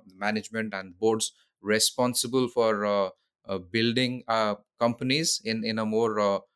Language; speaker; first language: English; non-native, local second language; Odia